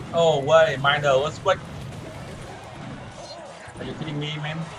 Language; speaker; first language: English; non-native, learner; Vietnamese